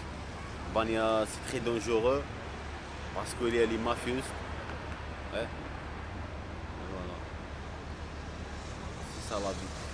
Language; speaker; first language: French; non-native, local second language; Arabic